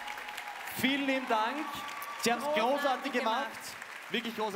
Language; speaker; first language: German; native; German